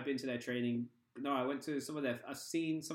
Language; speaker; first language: English; native; English